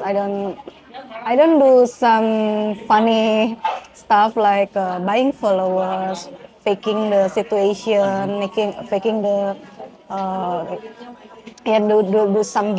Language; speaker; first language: English; non-native, fluent; Indonesian